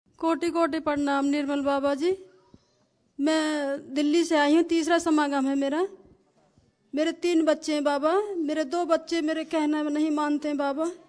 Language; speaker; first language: Hindi; native; Hindi